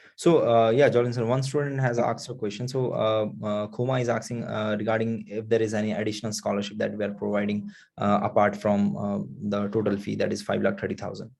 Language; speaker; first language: English; non-native, local second language; Nepali